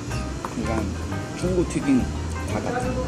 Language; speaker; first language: Korean; non-native, learner; Chinese